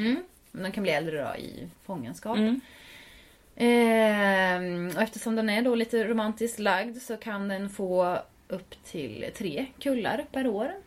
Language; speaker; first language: Swedish; native; Swedish